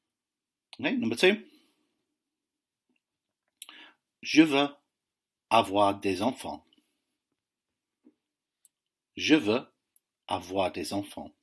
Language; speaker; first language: French; non-native, fluent; English